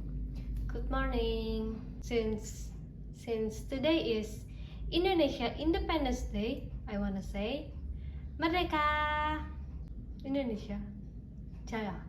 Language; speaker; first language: English; non-native, learner; Indonesian